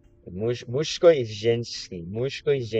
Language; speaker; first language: Russian; non-native, learner; English